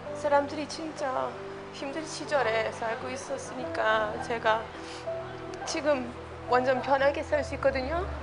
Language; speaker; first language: Korean; non-native, fluent; English